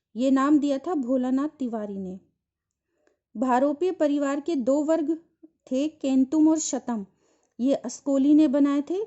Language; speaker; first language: Hindi; native; Hindi